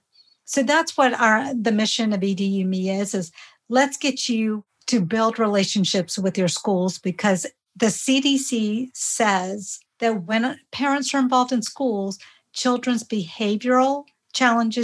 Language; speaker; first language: English; early bilingual, other home language; Hindi